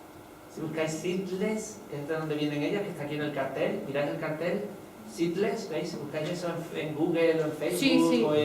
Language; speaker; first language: Spanish; native; Spanish